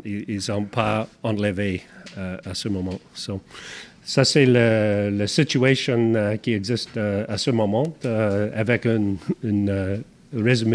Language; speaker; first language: French; non-native, learner; English